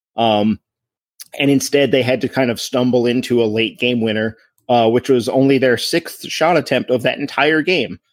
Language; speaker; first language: English; native; English